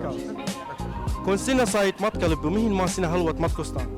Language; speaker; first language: Finnish; non-native, learner; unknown